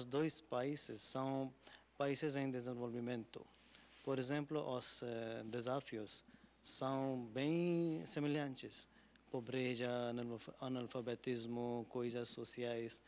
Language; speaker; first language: Portuguese; non-native, learner; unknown